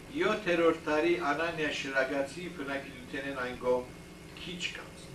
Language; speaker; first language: Armenian; early bilingual, heritage; Armenian